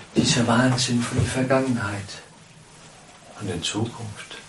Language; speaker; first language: German; non-native, fluent; Danish